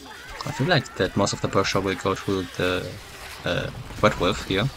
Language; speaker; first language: English; non-native, fluent; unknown